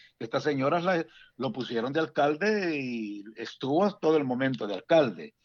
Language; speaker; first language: Spanish; native; Spanish